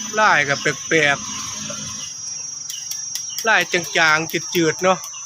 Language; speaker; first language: Thai; native; Thai